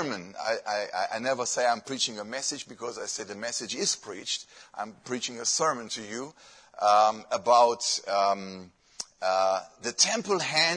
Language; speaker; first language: English; non-native, fluent; German